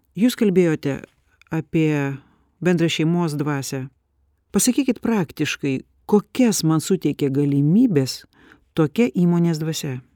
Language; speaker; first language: Lithuanian; native; Lithuanian